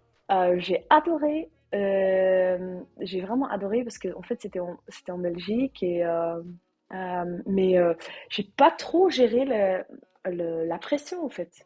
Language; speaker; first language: French; non-native, learner; Dutch